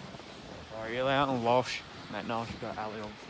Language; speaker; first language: French; non-native, learner; English